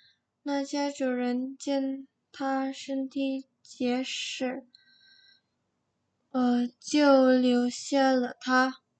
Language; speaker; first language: Chinese; non-native, learner; Indonesian